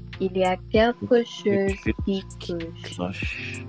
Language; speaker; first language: French; non-native, learner; Yoruba